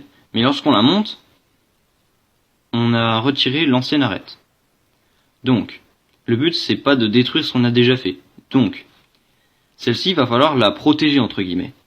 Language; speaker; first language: French; native; French